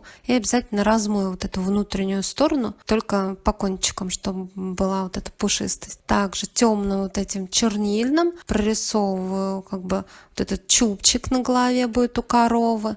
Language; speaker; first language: Russian; native; Russian